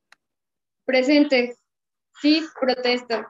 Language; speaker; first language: Spanish; native; Spanish